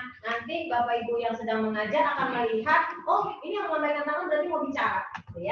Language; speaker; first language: Indonesian; native; Indonesian